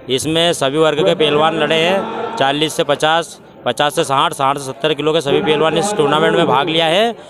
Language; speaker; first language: Hindi; native; Hindi